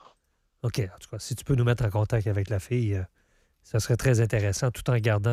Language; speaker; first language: French; native; French